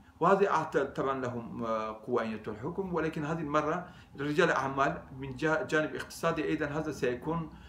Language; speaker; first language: Arabic; non-native, fluent; Turkish